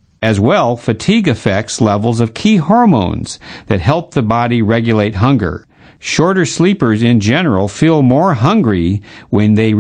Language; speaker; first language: English; native; English